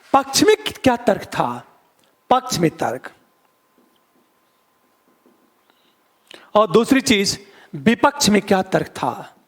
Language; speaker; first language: Hindi; native; Hindi